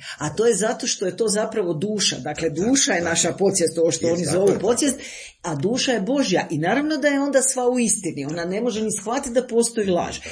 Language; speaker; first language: Croatian; native; Croatian